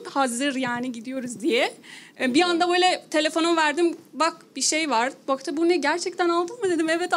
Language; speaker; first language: Turkish; non-native, learner; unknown